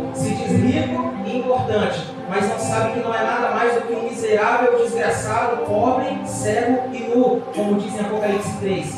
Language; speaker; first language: Portuguese; native; Portuguese